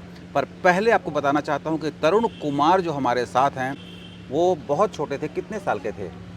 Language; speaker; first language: Hindi; native; Hindi